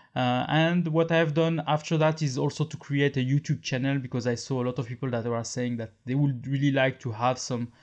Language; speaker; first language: English; non-native, fluent; French